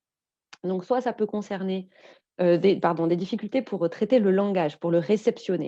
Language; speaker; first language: French; native; French